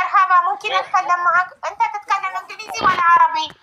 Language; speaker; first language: Arabic; non-native, learner; Amharic